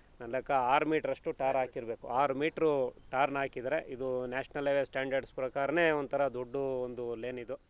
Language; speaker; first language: Kannada; native; Kannada